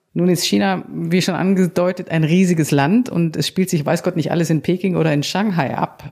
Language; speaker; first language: German; native; German